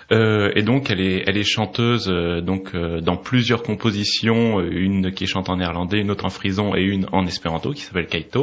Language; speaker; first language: French; native; French